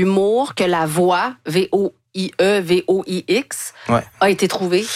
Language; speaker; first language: French; native; French